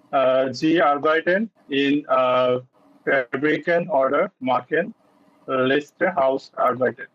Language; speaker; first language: German; non-native, learner; Bangla